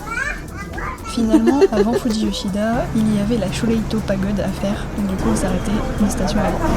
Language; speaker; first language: French; native; French